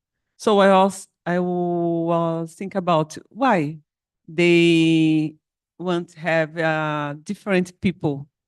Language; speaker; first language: English; non-native, learner; Portuguese